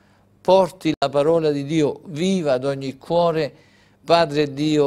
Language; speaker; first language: Italian; native; Italian